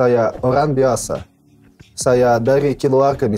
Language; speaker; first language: Indonesian; non-native, learner; Russian